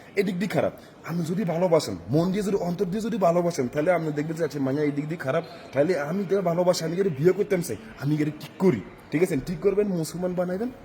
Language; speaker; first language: Bangla; non-native, learner; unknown